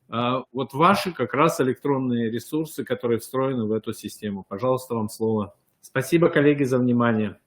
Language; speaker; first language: Russian; native; Russian